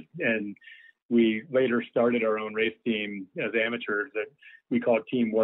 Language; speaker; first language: English; native; English